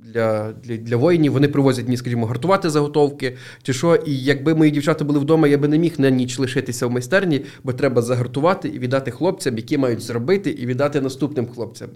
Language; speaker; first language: Ukrainian; native; Ukrainian